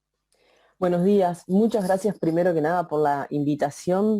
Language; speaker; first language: Spanish; native; Spanish